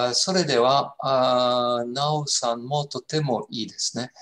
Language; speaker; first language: Japanese; non-native, fluent; French